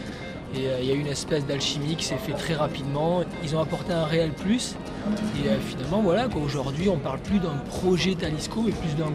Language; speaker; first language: French; native; French